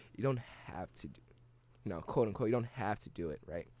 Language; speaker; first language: English; native; English